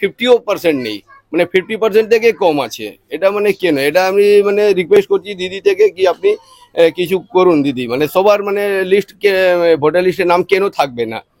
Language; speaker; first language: Bangla; non-native, local second language; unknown